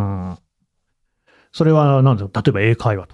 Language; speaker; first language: Japanese; native; Japanese